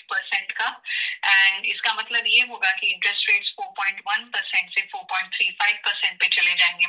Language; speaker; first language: Hindi; native; Hindi